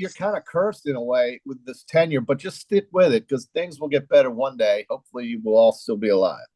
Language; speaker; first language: English; native; English